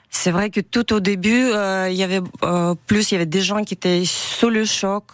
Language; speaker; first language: French; non-native, fluent; Ukrainian